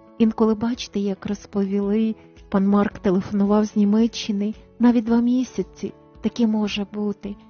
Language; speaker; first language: Ukrainian; native; Ukrainian